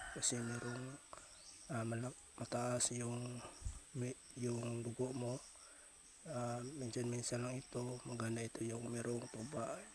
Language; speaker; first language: Filipino; non-native, local second language; Cebuano